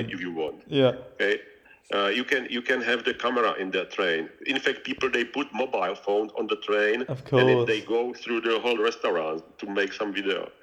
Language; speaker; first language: English; non-native, learner; Czech